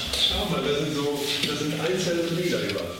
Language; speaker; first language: German; native; German